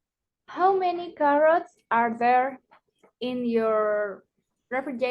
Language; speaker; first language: English; non-native, learner; Spanish